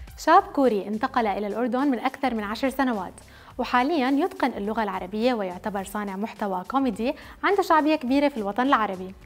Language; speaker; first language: Arabic; native; Arabic